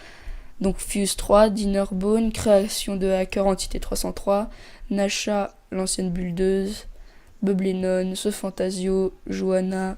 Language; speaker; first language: French; native; French